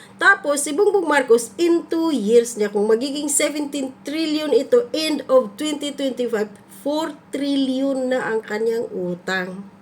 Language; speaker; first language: Filipino; non-native, local second language; Cebuano